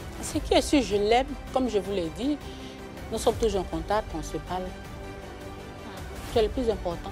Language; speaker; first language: French; non-native, local second language; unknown